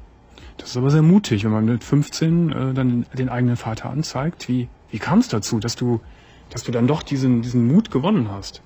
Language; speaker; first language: German; native; German